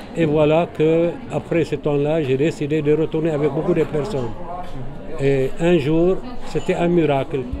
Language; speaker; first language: French; non-native, local second language; Arabic